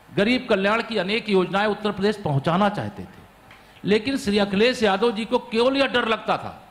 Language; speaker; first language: Hindi; native; Hindi